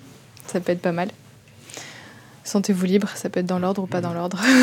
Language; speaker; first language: French; native; French